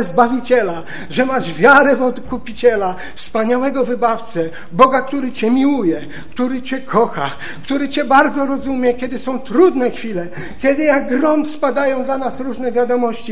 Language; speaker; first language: Polish; native; Polish